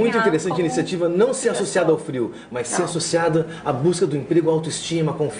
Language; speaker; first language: Portuguese; native; Portuguese